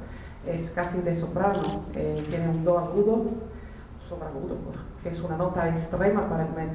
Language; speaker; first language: Spanish; non-native, fluent; Italian